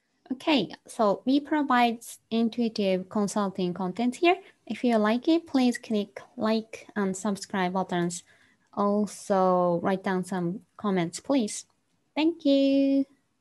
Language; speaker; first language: English; non-native, fluent; Japanese